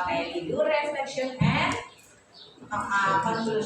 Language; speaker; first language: English; non-native, learner; Indonesian